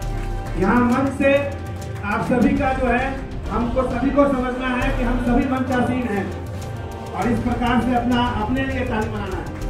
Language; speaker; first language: Hindi; native; Hindi